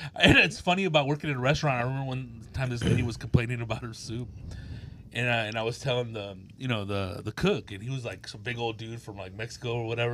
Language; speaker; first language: English; early bilingual, other home language; Spanish